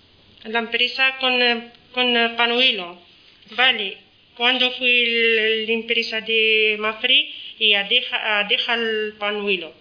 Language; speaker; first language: Spanish; non-native, learner; Arabic